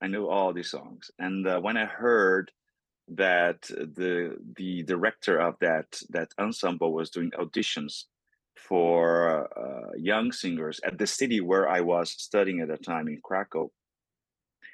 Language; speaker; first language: English; non-native, fluent; Portuguese